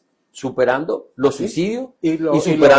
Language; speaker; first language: Spanish; native; Spanish